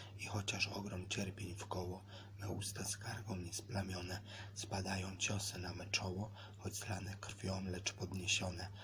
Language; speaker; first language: Polish; native; Polish